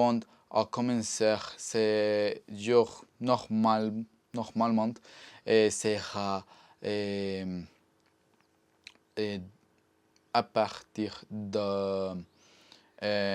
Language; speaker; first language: French; non-native, learner; Spanish